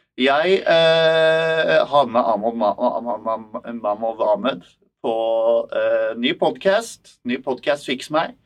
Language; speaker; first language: Norwegian; native; Norwegian